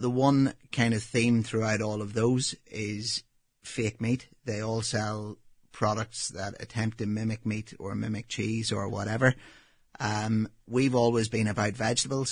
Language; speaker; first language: English; native; English